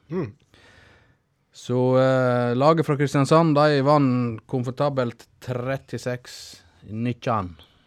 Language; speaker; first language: Norwegian; native; Norwegian